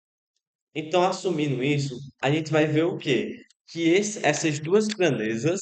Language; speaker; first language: Portuguese; native; Portuguese